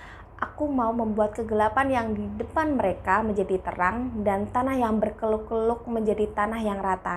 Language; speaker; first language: Indonesian; native; Indonesian